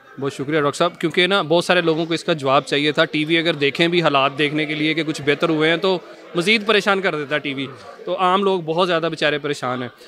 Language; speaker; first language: Urdu; non-native, local second language; Punjabi